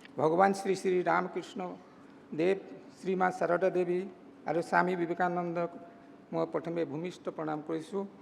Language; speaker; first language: Assamese; non-native, local second language; Mising